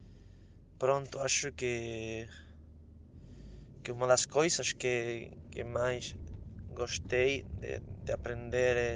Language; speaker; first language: Portuguese; non-native, fluent; Spanish